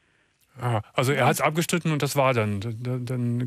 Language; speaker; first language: German; native; German